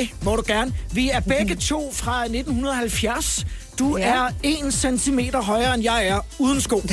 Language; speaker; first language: Danish; native; Danish